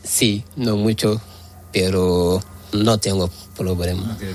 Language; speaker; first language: Spanish; non-native, learner; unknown